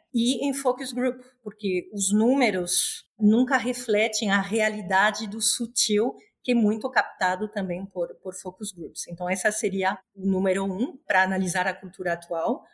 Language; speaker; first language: Portuguese; non-native, fluent; Spanish